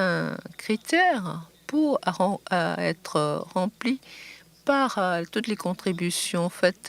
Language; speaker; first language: French; non-native, fluent; Japanese